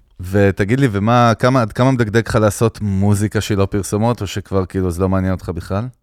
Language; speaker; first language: Hebrew; native; Hebrew